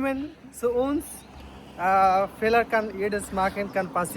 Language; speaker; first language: German; non-native, learner; Bangla